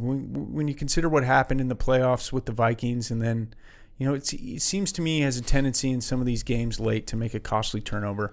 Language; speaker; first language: English; native; English